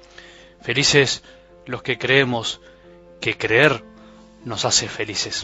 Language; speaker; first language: Spanish; native; Spanish